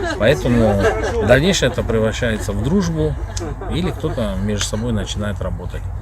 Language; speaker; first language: Russian; native; Russian